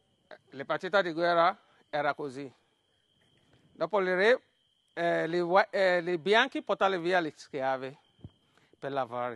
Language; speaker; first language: Italian; non-native, learner; Yoruba